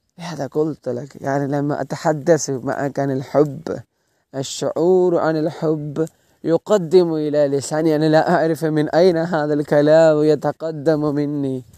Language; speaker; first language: Arabic; non-native, learner; Malayalam